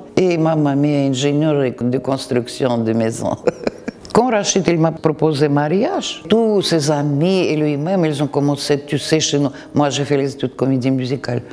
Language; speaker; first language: French; non-native, fluent; Russian